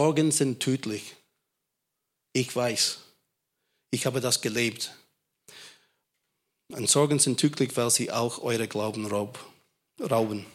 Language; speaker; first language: German; non-native, fluent; English